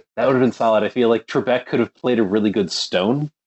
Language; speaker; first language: English; native; English